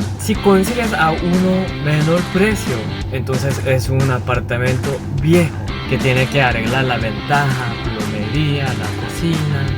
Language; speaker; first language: Spanish; non-native, learner; Korean